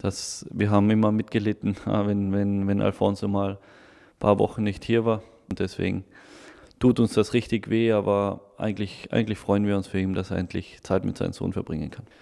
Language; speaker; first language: German; native; German